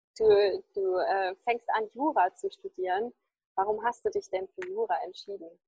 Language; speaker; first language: German; native; German